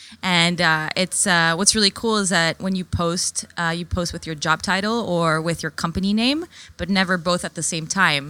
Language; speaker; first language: English; non-native, local second language; French